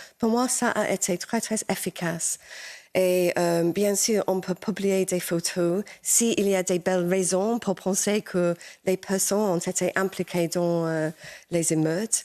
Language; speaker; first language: French; non-native, fluent; English